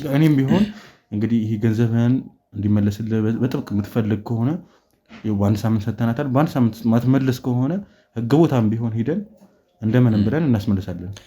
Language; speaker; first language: Amharic; native; Amharic